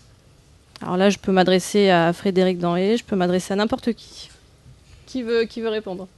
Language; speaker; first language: French; native; French